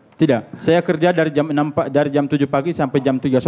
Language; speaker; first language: Indonesian; native; Indonesian